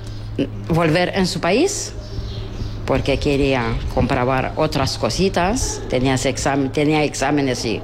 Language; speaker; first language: Spanish; non-native, learner; Romanian